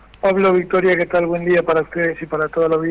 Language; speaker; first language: Spanish; native; Spanish